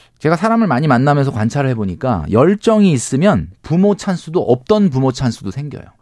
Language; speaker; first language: Korean; native; Korean